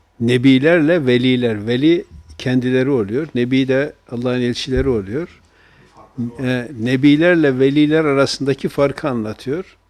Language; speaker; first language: Turkish; native; Turkish